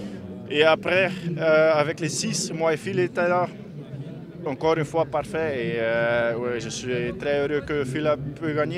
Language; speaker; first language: French; non-native, local second language; Dutch